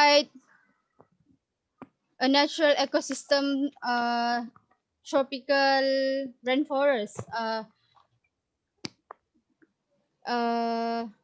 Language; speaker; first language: English; non-native, learner; Indonesian